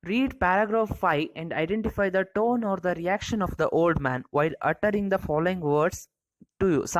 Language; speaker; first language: English; non-native, local second language; Kannada